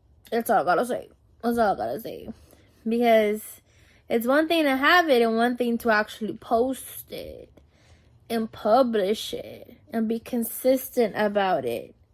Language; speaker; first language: English; early bilingual, other home language; Spanish